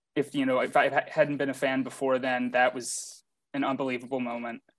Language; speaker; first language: English; native; English